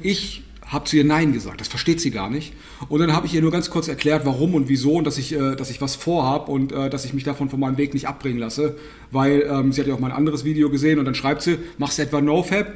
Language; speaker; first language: German; native; German